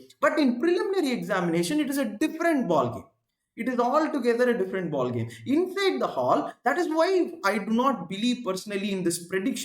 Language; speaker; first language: English; non-native, local second language; Tamil